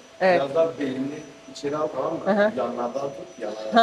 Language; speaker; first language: Turkish; native; Turkish